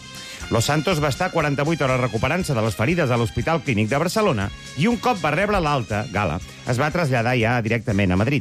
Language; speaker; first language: Catalan; native; Catalan